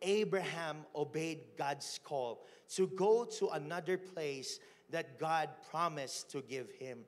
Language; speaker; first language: English; non-native, local second language; Filipino